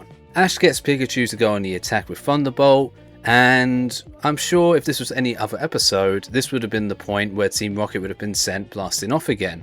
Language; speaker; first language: English; native; English